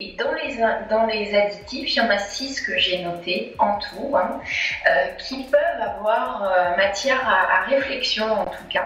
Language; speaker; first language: French; native; French